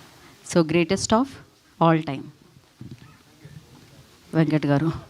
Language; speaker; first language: Telugu; native; Telugu